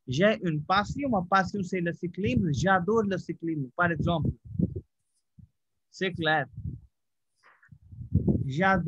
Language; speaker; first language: French; non-native, fluent; Hindi